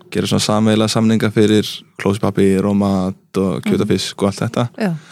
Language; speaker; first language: Icelandic; early bilingual, heritage; Icelandic